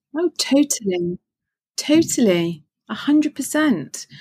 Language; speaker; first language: English; native; English